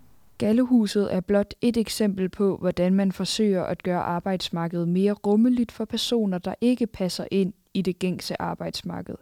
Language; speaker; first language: Danish; native; Danish